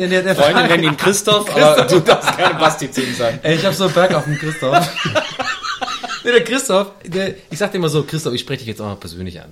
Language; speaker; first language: German; native; German